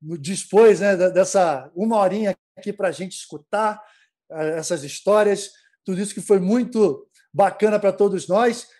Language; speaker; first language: Portuguese; native; Portuguese